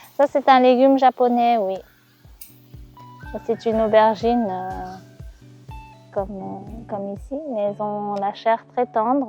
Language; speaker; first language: French; non-native, fluent; Japanese